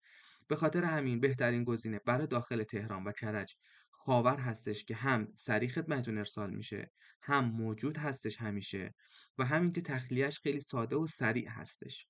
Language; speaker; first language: Persian; native; Persian